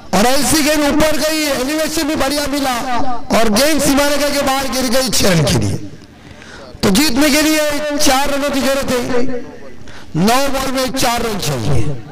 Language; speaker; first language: Hindi; non-native, local second language; Marathi